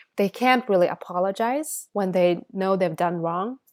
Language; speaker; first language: English; non-native, fluent; Bangla